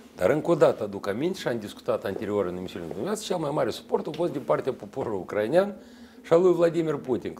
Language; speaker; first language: Romanian; native; Romanian